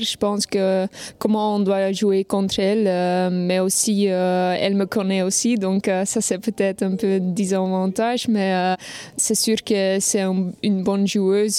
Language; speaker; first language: French; non-native, local second language; Dutch